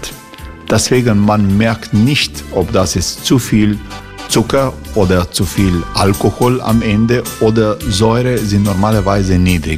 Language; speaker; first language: German; non-native, fluent; Croatian